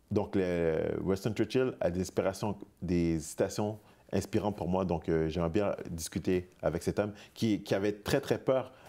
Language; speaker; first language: French; native; French